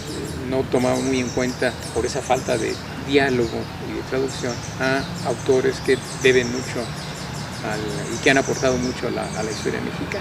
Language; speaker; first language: Spanish; native; Spanish